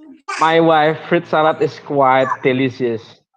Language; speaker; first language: English; non-native, learner; Indonesian